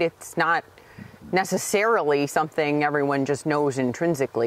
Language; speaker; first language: English; native; English